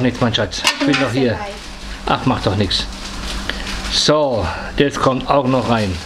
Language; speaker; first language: German; native; German